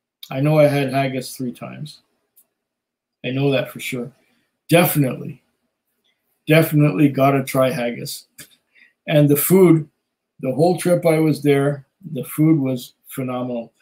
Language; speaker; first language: English; native; English